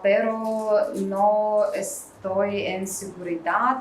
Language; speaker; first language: Spanish; non-native, learner; Russian